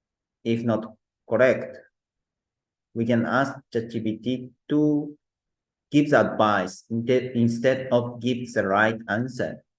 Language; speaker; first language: English; non-native, learner; Japanese